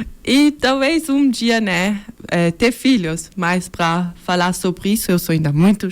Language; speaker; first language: Portuguese; early bilingual, heritage; Portuguese